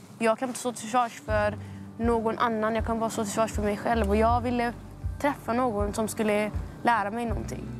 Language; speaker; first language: Swedish; early bilingual, other home language; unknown